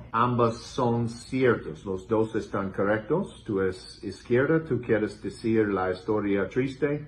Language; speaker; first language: Spanish; non-native, learner; English